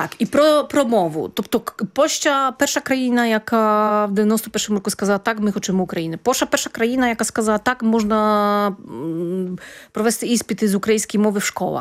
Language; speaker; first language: Ukrainian; non-native, fluent; Polish